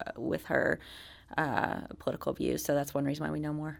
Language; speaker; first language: English; native; English